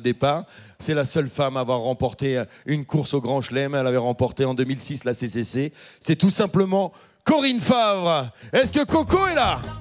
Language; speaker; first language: French; native; French